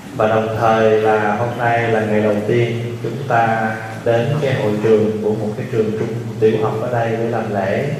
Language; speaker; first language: Vietnamese; early bilingual, heritage; Vietnamese